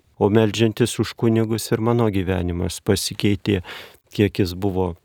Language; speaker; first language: Lithuanian; native; Lithuanian